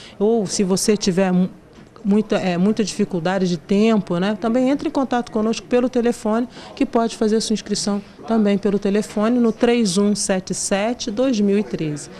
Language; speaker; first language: Portuguese; native; Portuguese